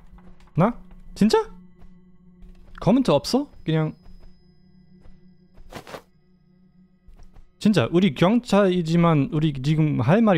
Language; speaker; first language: Korean; non-native, fluent; German